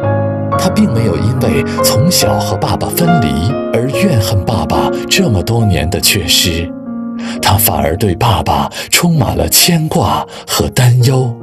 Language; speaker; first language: Chinese; native; Chinese